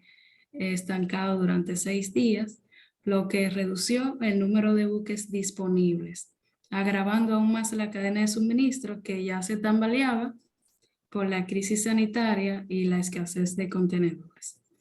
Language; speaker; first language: Spanish; native; Spanish